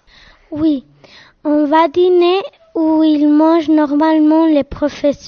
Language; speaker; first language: French; non-native, fluent; Spanish